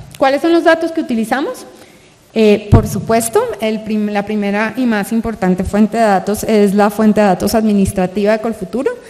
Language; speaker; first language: Spanish; native; Spanish